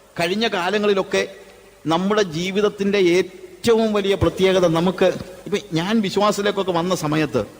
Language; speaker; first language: Malayalam; native; Malayalam